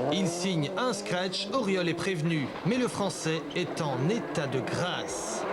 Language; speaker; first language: French; native; French